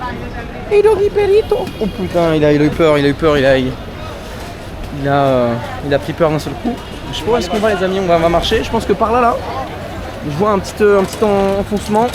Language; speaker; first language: French; native; French